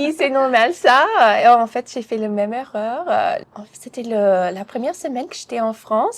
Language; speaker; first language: French; non-native, fluent; English